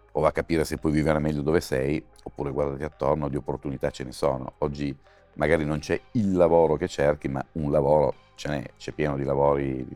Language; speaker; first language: Italian; native; Italian